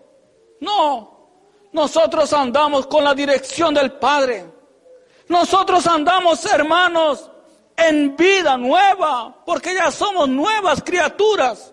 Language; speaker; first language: Spanish; native; Spanish